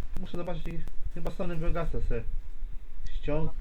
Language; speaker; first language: Polish; native; Polish